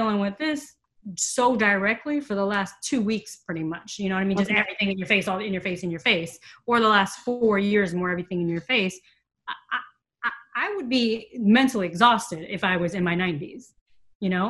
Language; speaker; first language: English; native; English